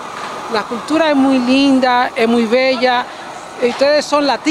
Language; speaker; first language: Spanish; native; Spanish